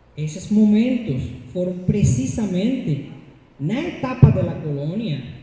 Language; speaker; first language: Portuguese; non-native, fluent; Spanish